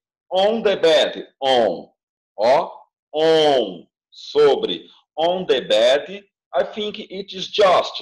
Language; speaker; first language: English; non-native, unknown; Portuguese